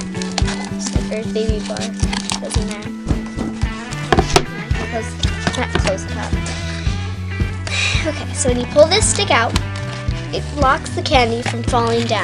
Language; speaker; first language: English; native; English